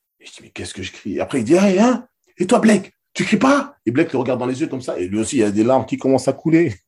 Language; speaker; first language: French; native; French